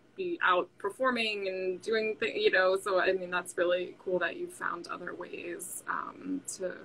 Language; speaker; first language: English; native; English